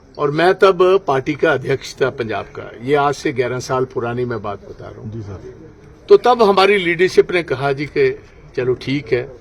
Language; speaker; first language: Urdu; non-native, local second language; Punjabi